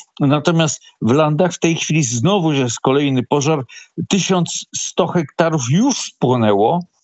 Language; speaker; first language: Polish; native; Polish